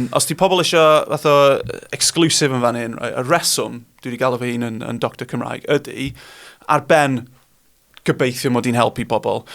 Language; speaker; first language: Welsh; non-native, local second language; English